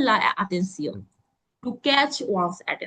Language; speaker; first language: Spanish; non-native, learner; Bangla